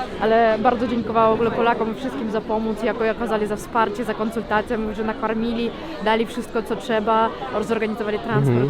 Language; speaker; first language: Polish; non-native, fluent; Ukrainian